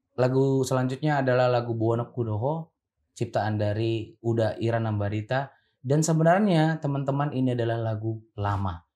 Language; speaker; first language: Indonesian; native; Indonesian